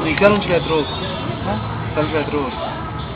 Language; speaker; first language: Portuguese; native; Portuguese